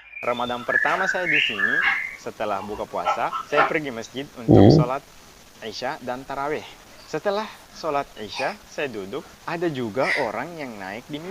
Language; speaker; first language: Indonesian; non-native, fluent; Arabic